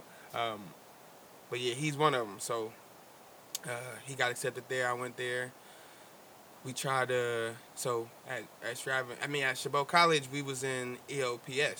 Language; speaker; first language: English; native; English